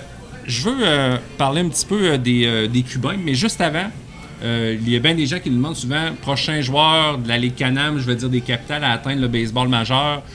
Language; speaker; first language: French; native; French